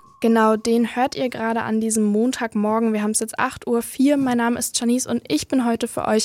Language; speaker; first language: German; native; German